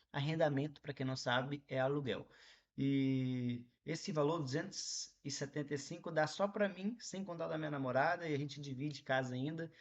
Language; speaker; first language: Portuguese; native; Portuguese